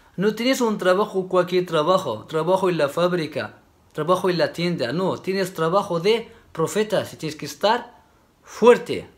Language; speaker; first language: Spanish; non-native, fluent; Arabic